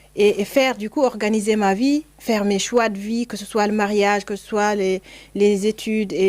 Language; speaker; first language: French; non-native, local second language; Fula